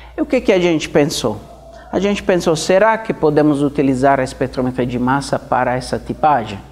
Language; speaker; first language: Portuguese; non-native, fluent; Italian